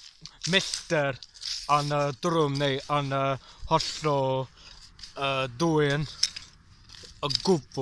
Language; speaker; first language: Welsh; non-native, learner; English